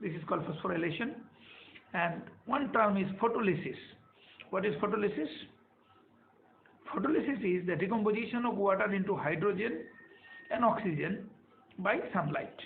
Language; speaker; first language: English; non-native, local second language; Bangla